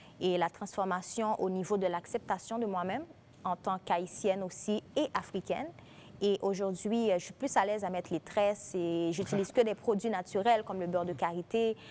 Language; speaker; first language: French; non-native, local second language; Haitian Creole